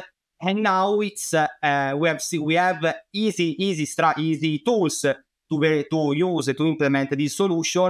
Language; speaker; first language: English; non-native, fluent; Italian